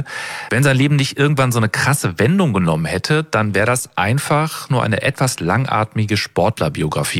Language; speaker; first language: German; native; German